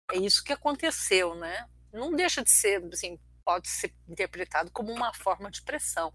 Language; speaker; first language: Portuguese; early bilingual, other home language; Armenian